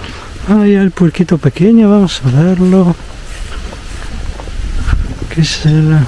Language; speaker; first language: Spanish; non-native, fluent; Italian